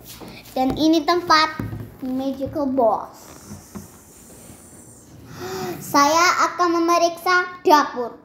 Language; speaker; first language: Indonesian; early bilingual, heritage; Indonesian